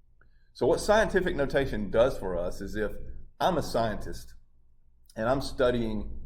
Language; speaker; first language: English; native; English